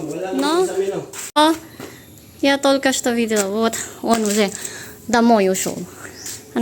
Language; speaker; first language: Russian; non-native, learner; Filipino